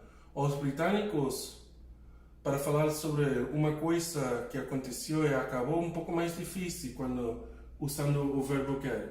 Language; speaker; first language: Portuguese; non-native, fluent; English